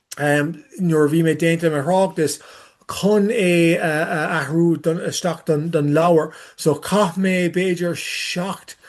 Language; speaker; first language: Irish; non-native, learner; English